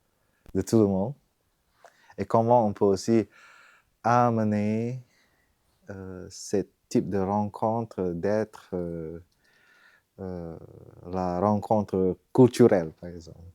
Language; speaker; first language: French; non-native, fluent; Vietnamese